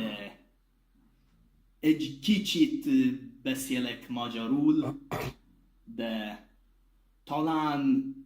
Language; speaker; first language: Hungarian; non-native, learner; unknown